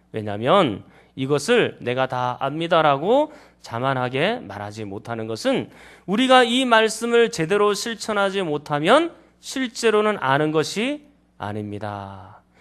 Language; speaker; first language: Korean; native; Korean